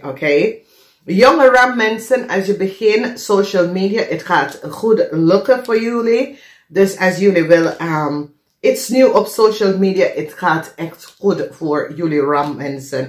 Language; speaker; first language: Dutch; non-native, fluent; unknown